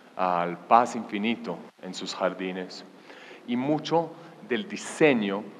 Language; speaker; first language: Spanish; non-native, fluent; Hebrew